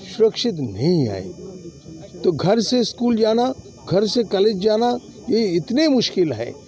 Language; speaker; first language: Hindi; non-native, local second language; Bangla